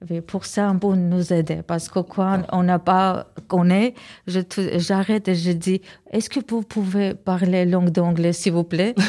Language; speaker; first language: French; non-native, learner; Armenian